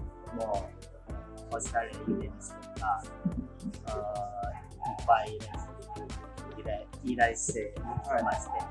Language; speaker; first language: Japanese; non-native, fluent; Indonesian